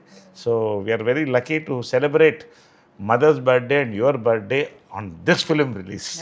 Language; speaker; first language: Telugu; native; Telugu